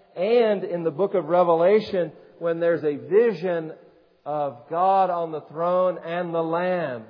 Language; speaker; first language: English; native; English